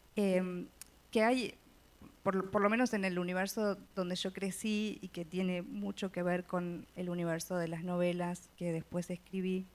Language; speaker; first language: Spanish; native; Spanish